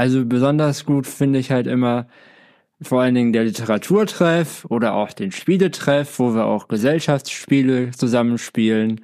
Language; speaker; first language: German; native; German